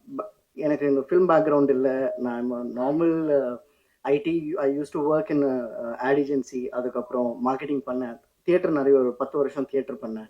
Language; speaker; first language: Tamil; non-native, fluent; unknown